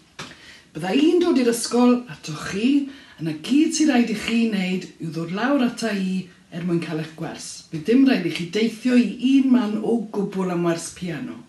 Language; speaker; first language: Welsh; native; Welsh